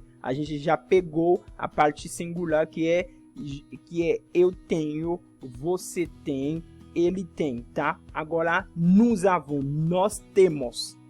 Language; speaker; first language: Portuguese; non-native, fluent; French